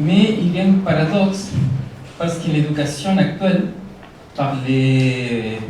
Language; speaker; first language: French; non-native, fluent; Spanish